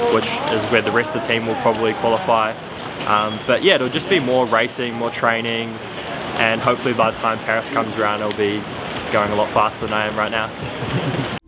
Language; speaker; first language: English; native; English